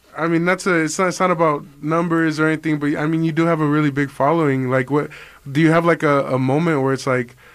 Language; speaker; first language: English; native; English